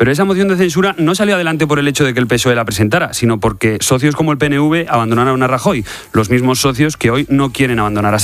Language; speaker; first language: Spanish; native; Spanish